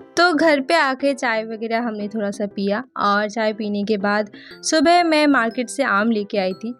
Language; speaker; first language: Hindi; non-native, local second language; Bangla